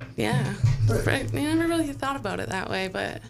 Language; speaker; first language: English; native; English